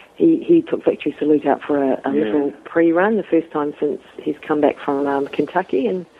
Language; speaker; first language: English; native; English